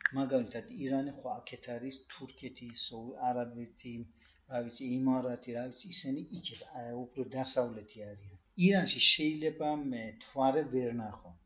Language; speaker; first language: Georgian; early bilingual, heritage; Georgian